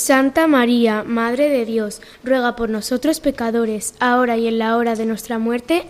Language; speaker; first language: Spanish; native; Spanish